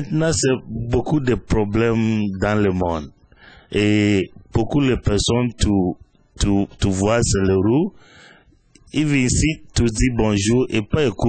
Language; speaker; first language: French; non-native, learner; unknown